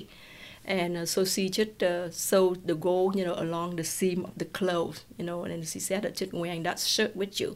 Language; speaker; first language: English; non-native, fluent; Vietnamese